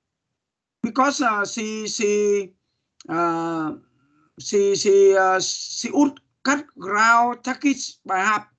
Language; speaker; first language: English; non-native, learner; Vietnamese